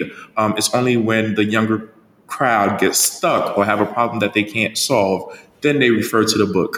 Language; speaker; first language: English; early bilingual, other home language; Haitian Creole